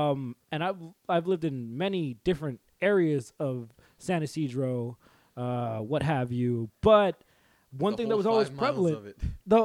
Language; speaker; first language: English; early bilingual, other home language; Spanish